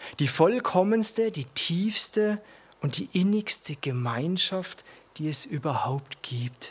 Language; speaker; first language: German; native; German